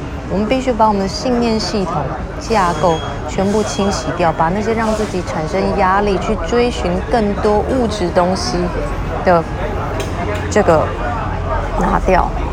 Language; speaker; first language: Chinese; native; Chinese